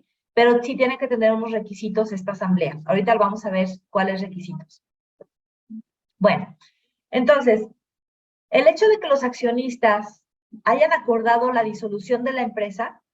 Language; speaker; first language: Spanish; native; Spanish